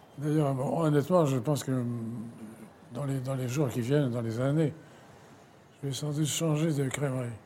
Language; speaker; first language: French; native; French